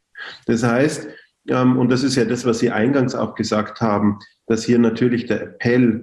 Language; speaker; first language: German; native; German